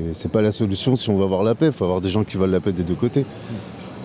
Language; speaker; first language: French; native; French